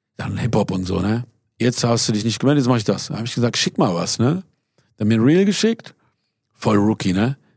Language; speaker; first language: German; early bilingual, other home language; Persian